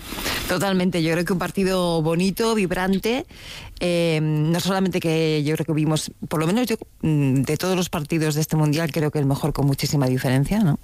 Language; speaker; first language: Spanish; native; Spanish